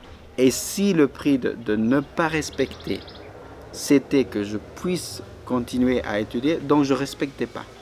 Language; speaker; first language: French; non-native, fluent; Spanish